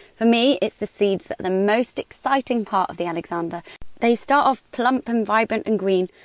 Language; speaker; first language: English; native; English